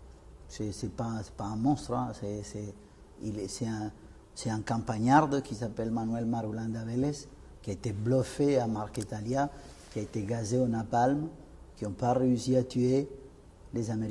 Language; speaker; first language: French; non-native, fluent; Spanish